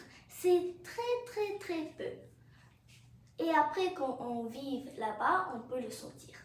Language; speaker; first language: French; non-native, fluent; English